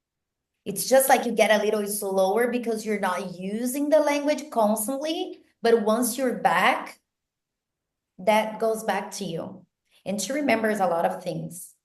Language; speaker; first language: English; non-native, fluent; Portuguese